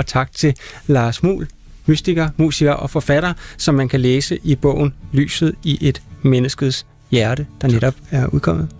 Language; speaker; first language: Danish; native; Danish